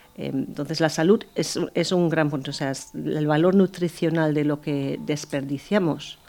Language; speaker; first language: Spanish; non-native, fluent; German